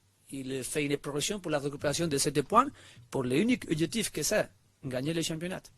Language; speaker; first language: French; non-native, learner; Spanish